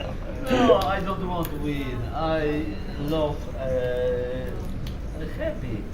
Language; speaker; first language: English; non-native, learner; Polish